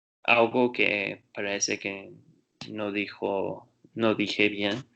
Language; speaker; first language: Spanish; non-native, learner; Portuguese